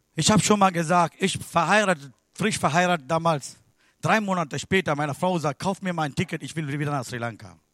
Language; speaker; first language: German; non-native, learner; Sinhala